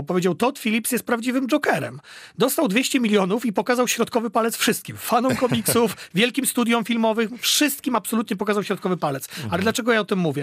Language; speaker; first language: Polish; native; Polish